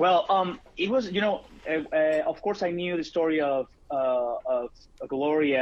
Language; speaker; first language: English; non-native, fluent; Spanish